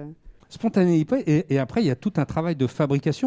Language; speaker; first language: French; native; French